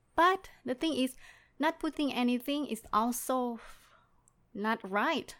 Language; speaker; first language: English; non-native, fluent; Indonesian